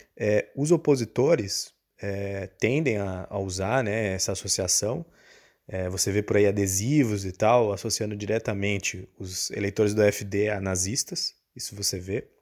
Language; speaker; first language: Portuguese; native; Portuguese